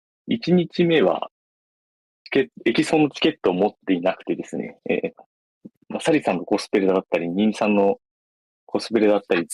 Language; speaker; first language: Japanese; native; Japanese